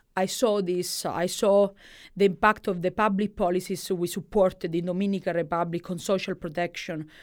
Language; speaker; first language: English; non-native, fluent; Italian